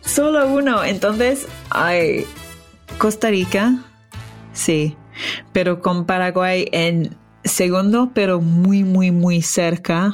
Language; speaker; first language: Spanish; non-native, learner; English